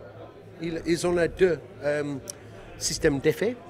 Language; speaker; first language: French; non-native, learner; English